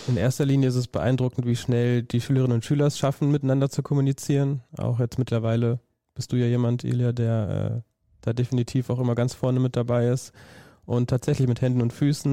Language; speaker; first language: German; native; German